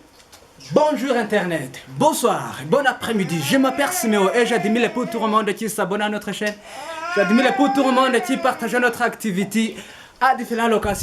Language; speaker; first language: French; non-native, learner; Kinyarwanda